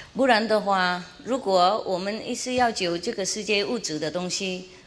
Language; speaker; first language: Chinese; non-native, fluent; Vietnamese